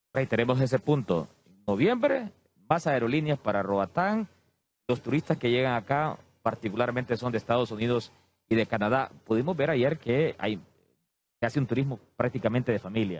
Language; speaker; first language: Spanish; native; Spanish